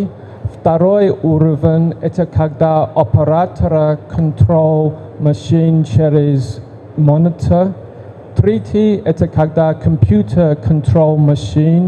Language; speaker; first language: Russian; non-native, learner; English